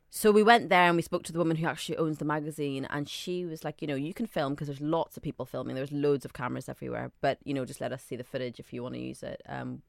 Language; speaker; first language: English; native; English